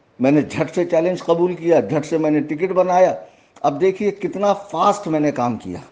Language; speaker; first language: Urdu; native; Urdu